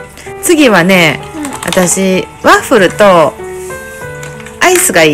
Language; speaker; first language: Japanese; native; Japanese